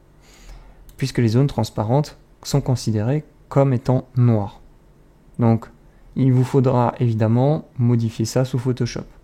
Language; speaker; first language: French; native; French